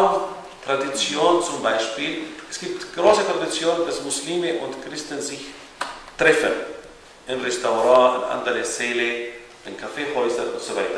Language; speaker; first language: German; non-native, fluent; Arabic